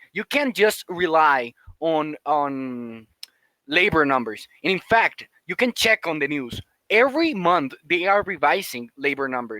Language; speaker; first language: English; non-native, fluent; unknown